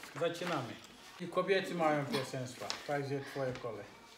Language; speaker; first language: Polish; non-native, learner; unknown